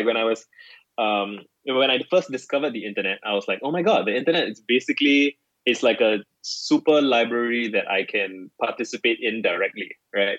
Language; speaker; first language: English; native; English